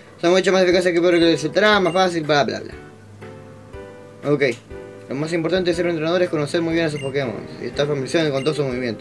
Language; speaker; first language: Spanish; native; Spanish